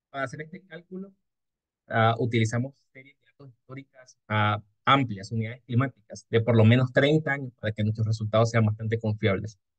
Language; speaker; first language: Spanish; native; Spanish